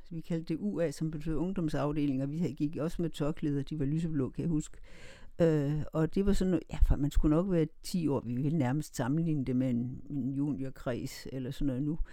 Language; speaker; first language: Danish; native; Danish